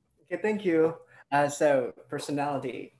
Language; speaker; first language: English; non-native, fluent; Indonesian